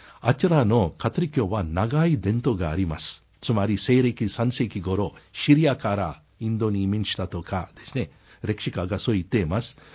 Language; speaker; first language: Japanese; non-native, fluent; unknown